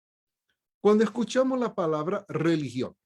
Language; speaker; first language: Spanish; non-native, fluent; Portuguese